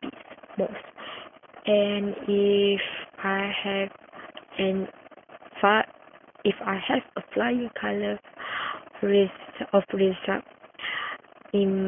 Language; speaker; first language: English; non-native, local second language; Malay